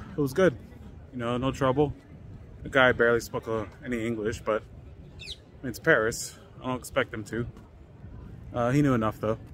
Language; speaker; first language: English; native; English